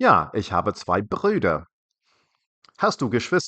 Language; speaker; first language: German; non-native, fluent; English